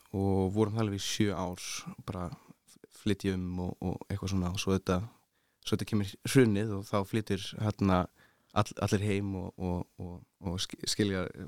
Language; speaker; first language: Icelandic; early bilingual, heritage; Icelandic